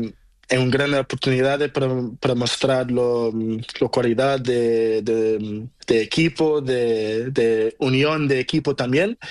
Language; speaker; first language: Spanish; non-native, learner; Portuguese